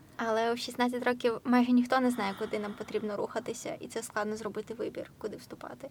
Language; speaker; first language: Ukrainian; native; Ukrainian